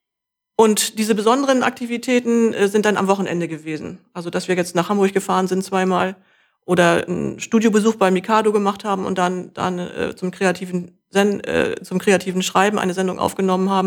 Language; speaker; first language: German; native; German